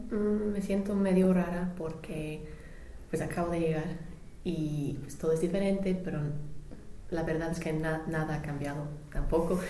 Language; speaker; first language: Spanish; non-native, fluent; English